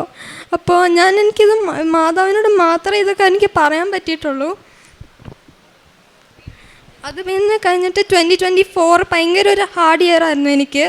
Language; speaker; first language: Malayalam; early bilingual, heritage; Malayalam